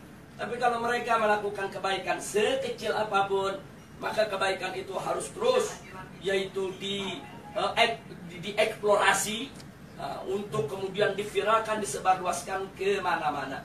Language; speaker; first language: Indonesian; native; Indonesian